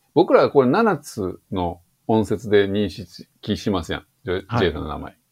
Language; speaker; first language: Japanese; native; Japanese